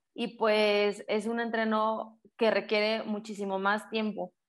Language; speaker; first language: Spanish; native; Spanish